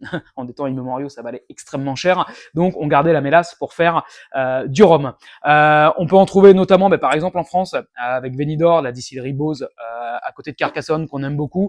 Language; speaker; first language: French; native; French